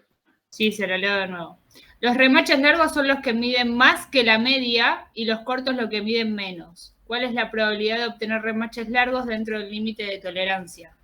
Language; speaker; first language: Spanish; native; Spanish